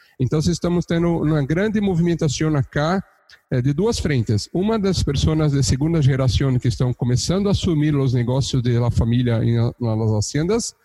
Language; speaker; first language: Portuguese; native; Portuguese